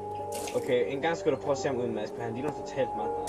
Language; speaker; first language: Danish; native; Danish